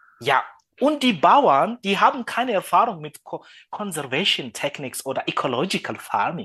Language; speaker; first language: German; non-native, learner; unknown